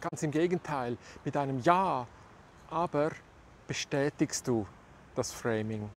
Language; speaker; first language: German; native; German